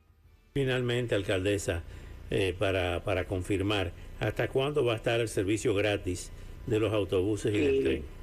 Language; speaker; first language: Spanish; native; Spanish